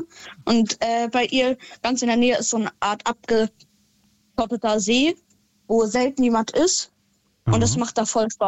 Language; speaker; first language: German; native; German